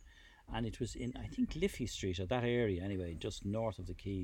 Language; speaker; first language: English; native; English